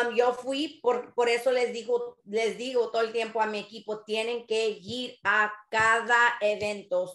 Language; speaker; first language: Spanish; early bilingual, other home language; English